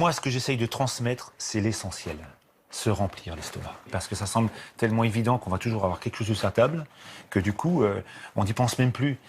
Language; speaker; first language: French; native; French